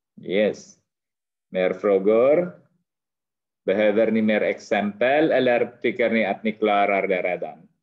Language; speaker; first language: Swedish; non-native, fluent; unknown